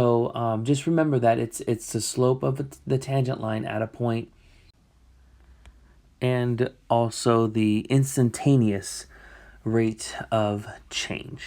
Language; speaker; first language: English; native; English